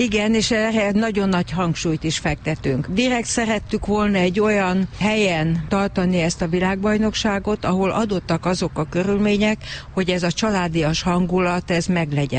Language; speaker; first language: Hungarian; native; Hungarian